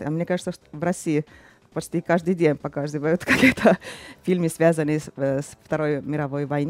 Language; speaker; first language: Russian; non-native, fluent; Finnish